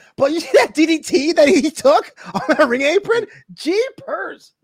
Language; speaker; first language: English; native; English